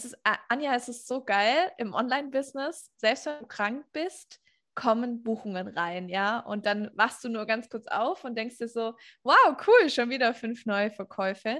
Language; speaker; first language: German; native; German